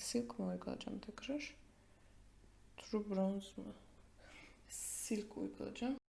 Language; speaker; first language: Turkish; non-native, fluent; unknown